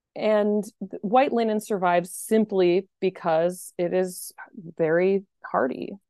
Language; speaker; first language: English; native; English